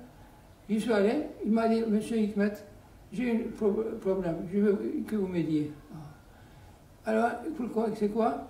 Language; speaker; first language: French; non-native, fluent; Turkish